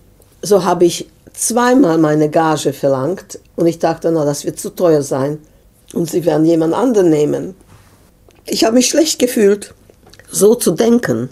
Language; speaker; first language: German; non-native, fluent; Serbian